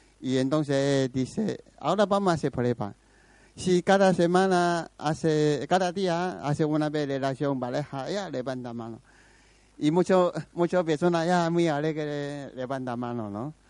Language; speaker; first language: Spanish; non-native, learner; Chinese